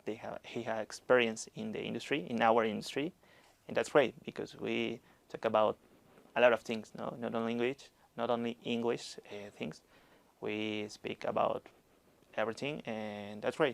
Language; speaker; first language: English; non-native, learner; Spanish